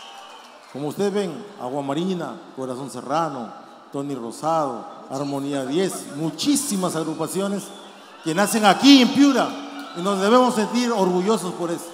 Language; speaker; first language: Spanish; native; Spanish